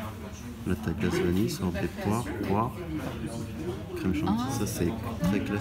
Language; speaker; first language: French; native; French